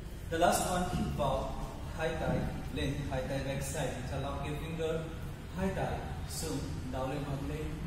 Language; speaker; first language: Vietnamese; non-native, learner; Bangla